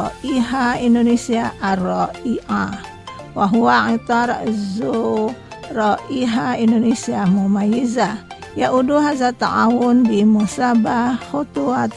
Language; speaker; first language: Arabic; non-native, fluent; Indonesian